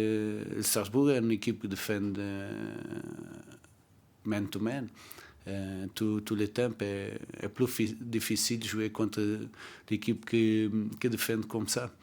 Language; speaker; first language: French; non-native, learner; Portuguese